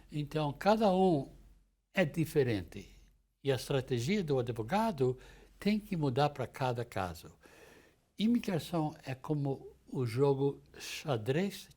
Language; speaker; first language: Portuguese; non-native, fluent; English